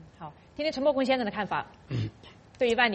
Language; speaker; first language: Chinese; native; Chinese